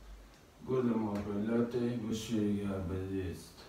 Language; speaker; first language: German; non-native, learner; Russian